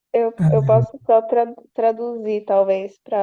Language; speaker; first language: Portuguese; early bilingual, heritage; Portuguese